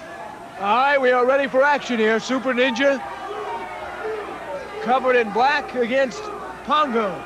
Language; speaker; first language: English; native; English